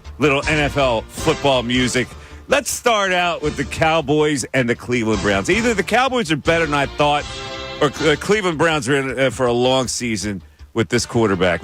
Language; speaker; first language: English; native; English